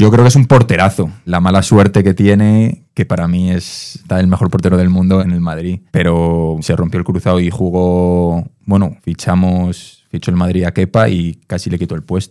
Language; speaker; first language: Spanish; native; Spanish